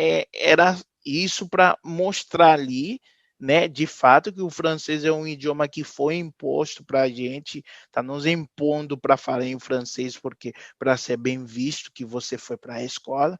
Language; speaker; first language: Portuguese; non-native, fluent; Haitian Creole